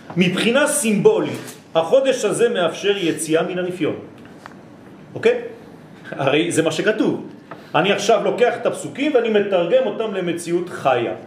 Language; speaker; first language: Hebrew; non-native, fluent; French